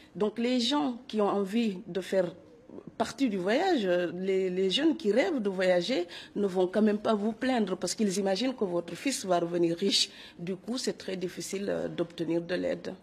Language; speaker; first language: French; non-native, local second language; Serer